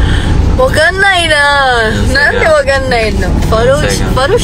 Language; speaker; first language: Japanese; non-native, learner; Filipino